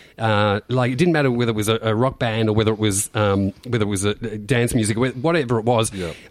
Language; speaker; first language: English; native; English